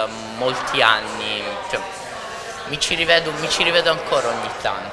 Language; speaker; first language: Italian; native; Italian